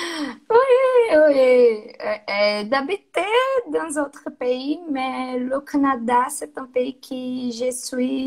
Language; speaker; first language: French; non-native, learner; Portuguese